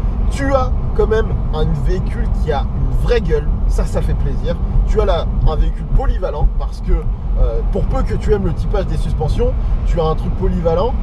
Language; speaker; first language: French; native; French